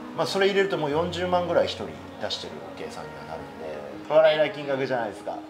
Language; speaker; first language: Japanese; native; Japanese